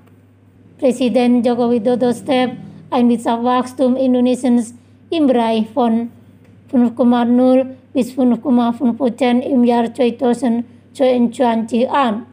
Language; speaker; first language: German; non-native, fluent; Indonesian